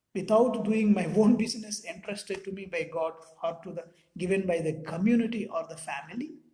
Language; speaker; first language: English; non-native, local second language; Telugu